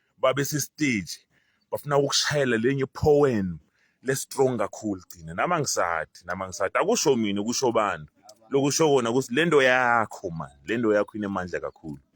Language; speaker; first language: Zulu; non-native, local second language; Swati